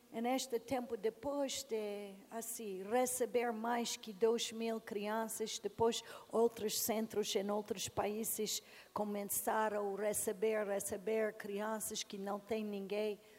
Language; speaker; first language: Portuguese; non-native, learner; English